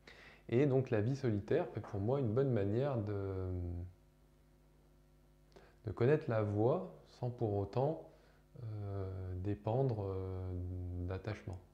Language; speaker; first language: French; native; French